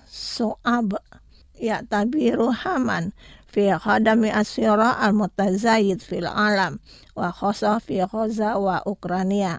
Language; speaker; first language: Arabic; non-native, fluent; Indonesian